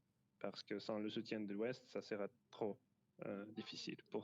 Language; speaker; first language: French; non-native, fluent; Ukrainian